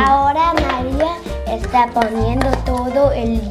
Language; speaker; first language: Spanish; early bilingual, heritage; Spanish